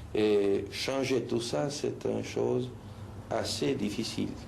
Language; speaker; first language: French; non-native, fluent; Spanish